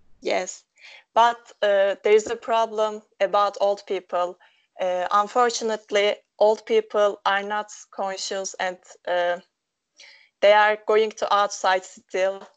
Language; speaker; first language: English; non-native, local second language; Turkish